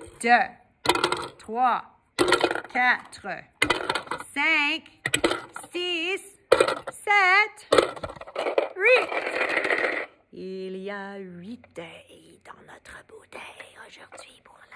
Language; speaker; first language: French; non-native, fluent; English